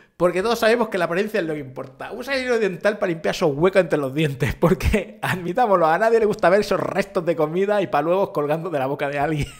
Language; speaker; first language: Spanish; native; Spanish